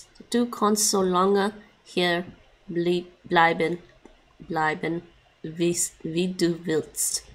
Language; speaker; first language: German; non-native, learner; English